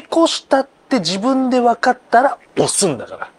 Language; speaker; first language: Japanese; native; Japanese